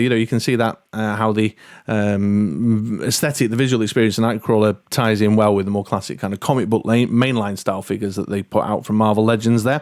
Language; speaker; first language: English; native; English